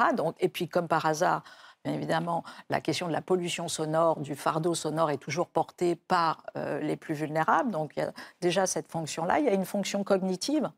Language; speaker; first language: French; native; French